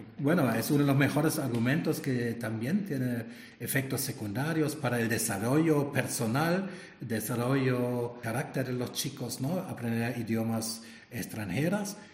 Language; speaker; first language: Spanish; non-native, fluent; German